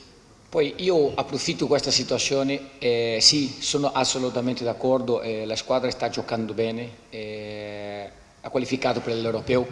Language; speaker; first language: Italian; non-native, fluent; Portuguese